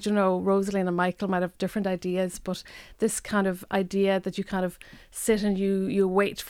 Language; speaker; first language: English; non-native, local second language; Irish